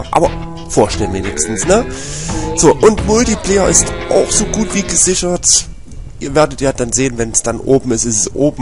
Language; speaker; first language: German; native; German